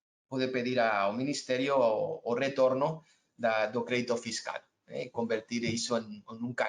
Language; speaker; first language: Portuguese; non-native, learner; Spanish